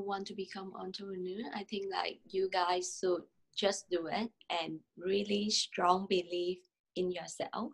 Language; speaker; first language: English; non-native, learner; Vietnamese